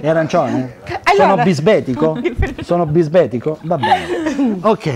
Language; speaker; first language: Italian; native; Italian